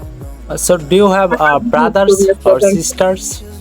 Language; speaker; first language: English; non-native, learner; Bangla